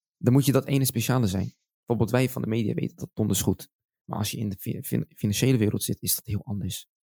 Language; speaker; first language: Dutch; native; Dutch